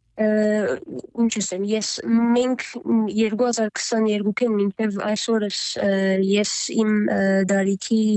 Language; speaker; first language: Armenian; early bilingual, heritage; Armenian